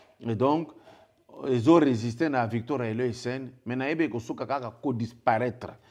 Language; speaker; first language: French; non-native, local second language; Lingala